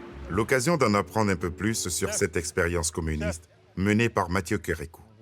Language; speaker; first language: French; native; French